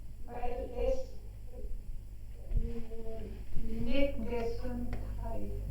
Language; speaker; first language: German; non-native, learner; Hindi